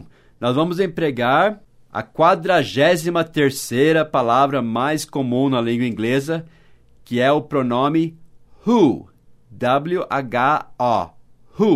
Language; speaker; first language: Portuguese; non-native, fluent; English